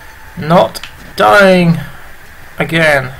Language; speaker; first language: English; native; English